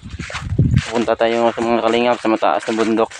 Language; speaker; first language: Filipino; non-native, local second language; Kinaray-a